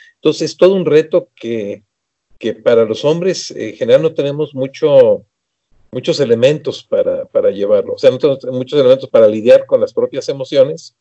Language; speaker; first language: Spanish; native; Spanish